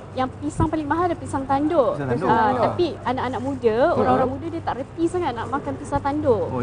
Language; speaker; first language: Malay; native; Malay